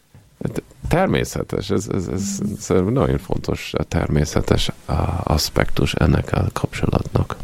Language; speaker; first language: Hungarian; non-native, fluent; Italian